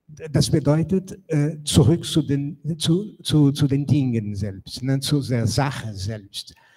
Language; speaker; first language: German; non-native, fluent; Portuguese